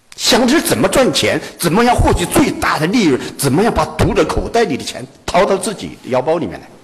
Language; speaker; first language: Chinese; native; Chinese